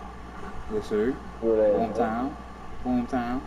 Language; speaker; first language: English; native; English